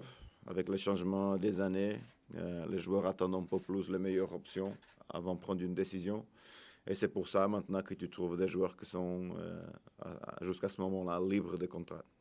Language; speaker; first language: French; non-native, fluent; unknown